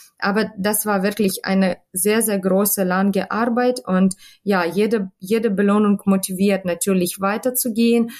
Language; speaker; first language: German; non-native, fluent; Ukrainian